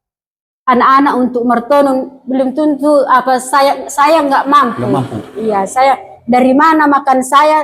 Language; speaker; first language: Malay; non-native, local second language; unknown